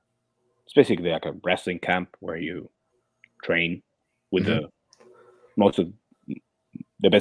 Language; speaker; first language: English; non-native, fluent; Spanish